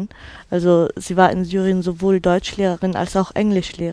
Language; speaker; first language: German; non-native, fluent; Arabic